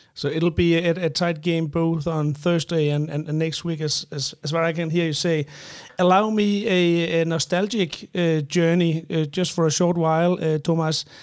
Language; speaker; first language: English; non-native, fluent; Danish